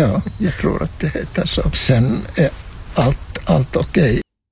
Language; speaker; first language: Swedish; non-native, local second language; Finnish